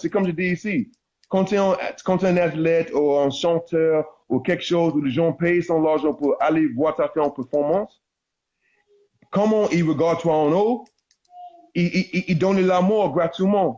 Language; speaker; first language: French; non-native, learner; English